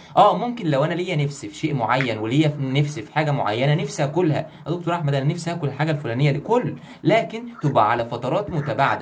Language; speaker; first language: Arabic; native; Arabic